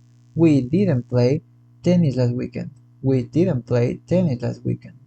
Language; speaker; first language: English; non-native, fluent; Spanish